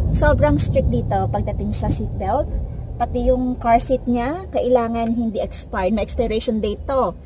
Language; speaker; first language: Filipino; non-native, local second language; Hiligaynon